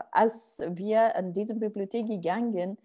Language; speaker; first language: German; non-native, learner; Arabic